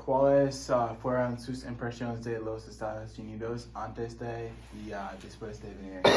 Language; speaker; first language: Spanish; non-native, learner; English